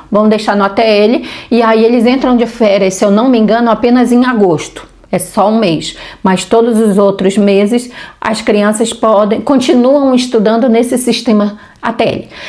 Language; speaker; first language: Portuguese; native; Portuguese